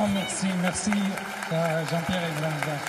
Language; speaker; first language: French; non-native, learner; Arabic